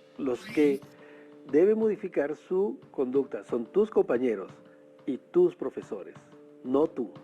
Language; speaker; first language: Spanish; native; Spanish